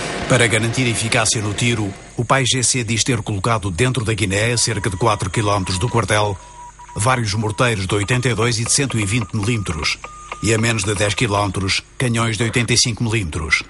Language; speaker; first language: Portuguese; native; Portuguese